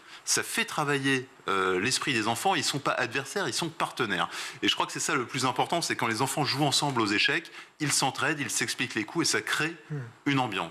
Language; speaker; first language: French; native; French